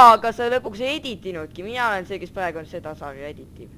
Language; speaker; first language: Estonian; native; Estonian